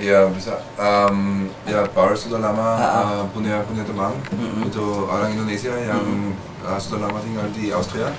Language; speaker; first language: Indonesian; non-native, learner; German